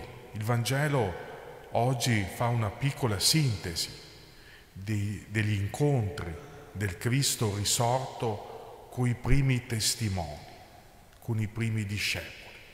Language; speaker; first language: Italian; native; Italian